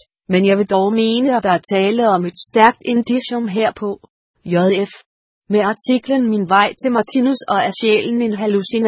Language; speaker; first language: Danish; native; Danish